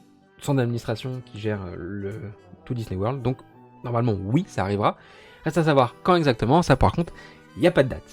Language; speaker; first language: French; native; French